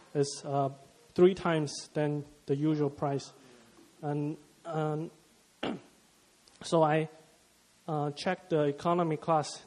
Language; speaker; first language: English; non-native, fluent; Chinese